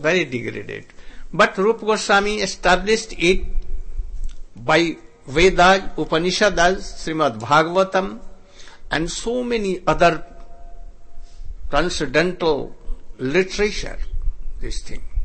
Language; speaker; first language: English; non-native, local second language; Hindi